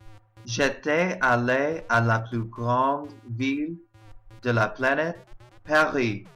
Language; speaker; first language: French; non-native, learner; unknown